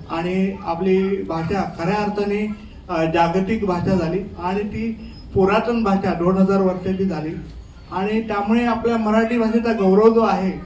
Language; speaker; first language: Marathi; native; Marathi